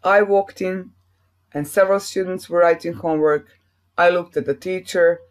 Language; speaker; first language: English; non-native, fluent; Serbian